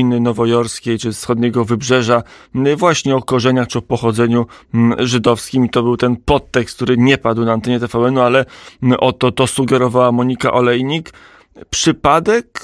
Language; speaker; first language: Polish; native; Polish